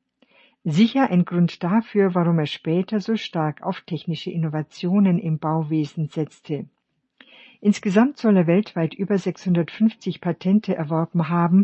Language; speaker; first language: German; native; German